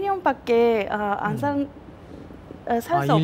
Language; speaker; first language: Korean; non-native, fluent; Japanese